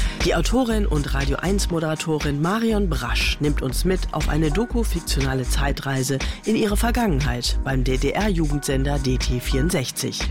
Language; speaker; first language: German; native; German